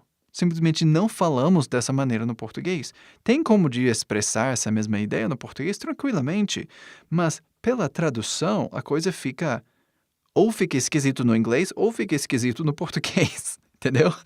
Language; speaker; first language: Portuguese; non-native, fluent; English